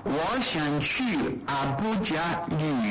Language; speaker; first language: Chinese; non-native, learner; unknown